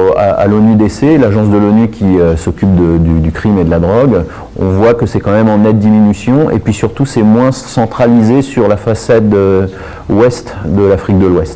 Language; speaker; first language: French; native; French